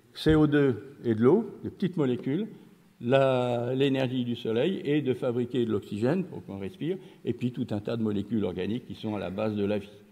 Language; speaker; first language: French; native; French